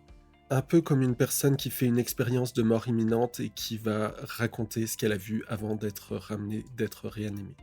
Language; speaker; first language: French; native; French